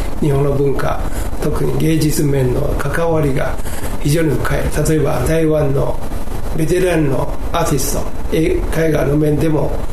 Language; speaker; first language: Japanese; non-native, fluent; Chinese